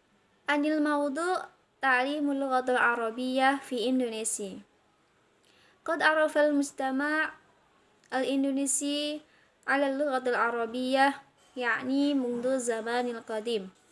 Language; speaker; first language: Arabic; non-native, learner; Indonesian